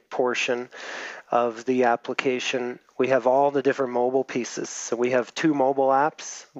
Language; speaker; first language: English; native; English